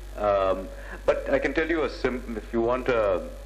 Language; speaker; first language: English; early bilingual, other home language; Urdu